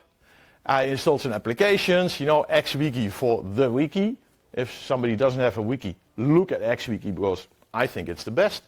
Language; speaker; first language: English; non-native, fluent; Dutch